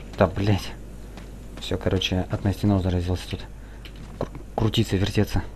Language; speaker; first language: Russian; native; Russian